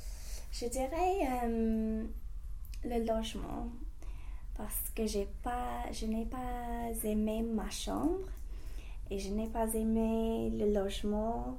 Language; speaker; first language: French; non-native, fluent; English